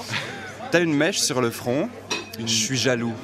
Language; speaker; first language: French; native; French